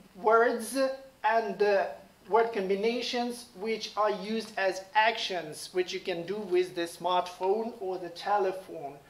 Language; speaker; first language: English; non-native, fluent; Ukrainian